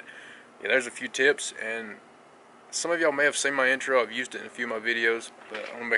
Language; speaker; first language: English; native; English